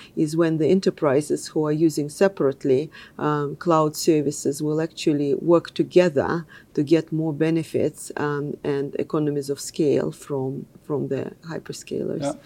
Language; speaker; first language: English; non-native, fluent; Russian